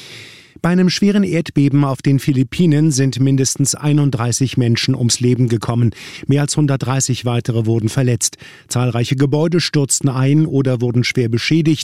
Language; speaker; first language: German; native; German